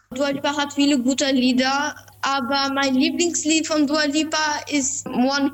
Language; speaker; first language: German; non-native, fluent; Albanian